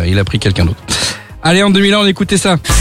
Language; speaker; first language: French; native; French